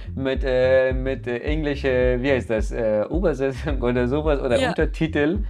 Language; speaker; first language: German; non-native, learner; Persian